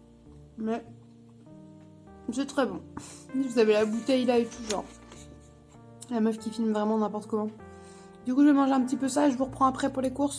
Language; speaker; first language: French; native; French